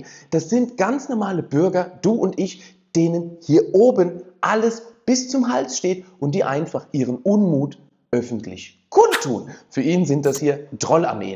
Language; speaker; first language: German; native; German